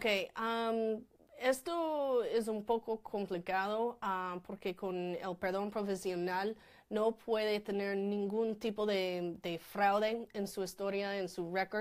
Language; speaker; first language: Spanish; non-native, fluent; English